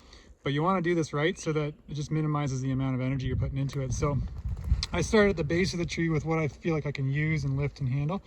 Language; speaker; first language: English; native; English